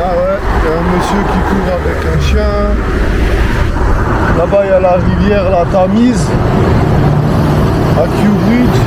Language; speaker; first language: French; native; French